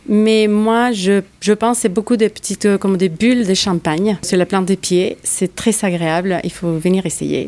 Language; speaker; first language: French; non-native, fluent; Spanish